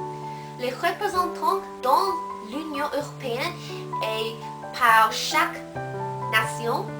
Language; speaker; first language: French; non-native, learner; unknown